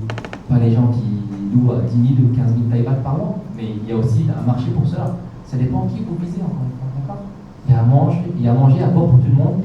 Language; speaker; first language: French; native; French